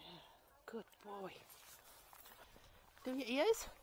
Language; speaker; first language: English; native; English